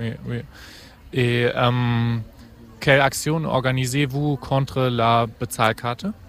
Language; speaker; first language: French; non-native, fluent; German